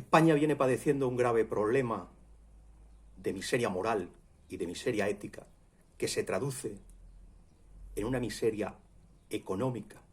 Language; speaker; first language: Spanish; native; Spanish